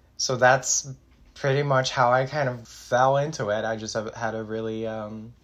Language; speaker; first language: English; non-native, fluent; Dutch